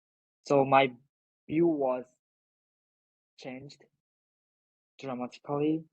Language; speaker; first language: English; non-native, learner; Japanese